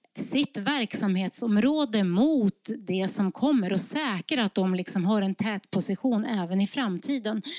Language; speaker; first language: Swedish; early bilingual, other home language; Norwegian